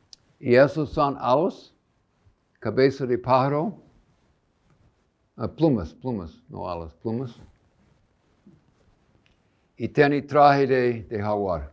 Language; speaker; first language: Spanish; non-native, fluent; English